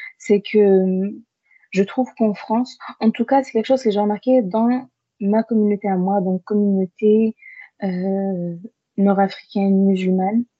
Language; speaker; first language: French; early bilingual, other home language; Arabic